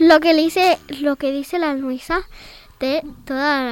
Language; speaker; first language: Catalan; non-native, local second language; Spanish